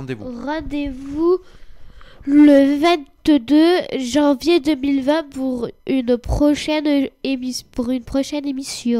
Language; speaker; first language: French; native; French